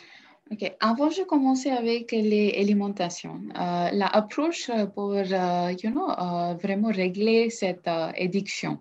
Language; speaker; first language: French; non-native, learner; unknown